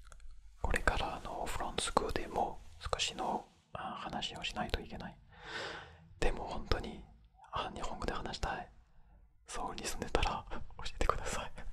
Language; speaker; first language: Japanese; non-native, fluent; French